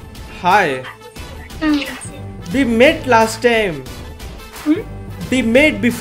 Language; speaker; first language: English; non-native, learner; Tamil